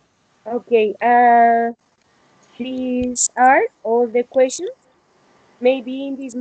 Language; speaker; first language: English; non-native, learner; Spanish